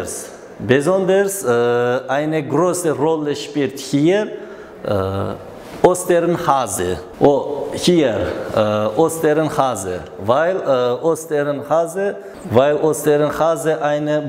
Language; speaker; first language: German; non-native, learner; Uzbek